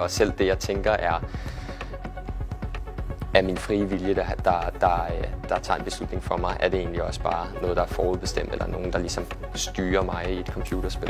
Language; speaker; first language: Danish; native; Danish